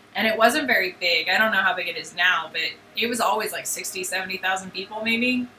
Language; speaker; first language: English; native; English